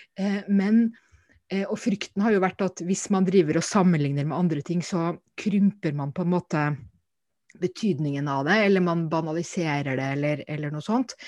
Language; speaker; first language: Norwegian; native; Norwegian